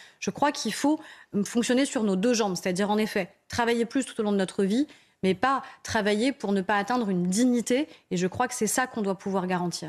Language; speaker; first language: French; native; French